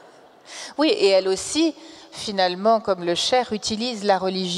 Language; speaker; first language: French; native; French